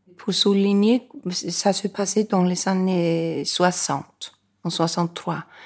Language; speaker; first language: French; non-native, fluent; Icelandic